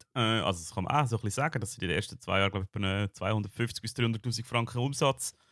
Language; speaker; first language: German; native; German